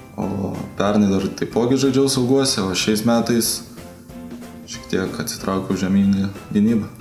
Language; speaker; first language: Lithuanian; native; Lithuanian